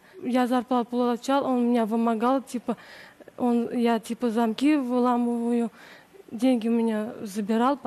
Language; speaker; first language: Russian; native; Russian